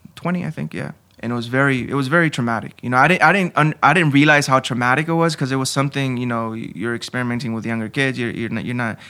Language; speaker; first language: English; early bilingual, other home language; Spanish